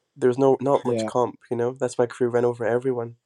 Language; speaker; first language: English; native; English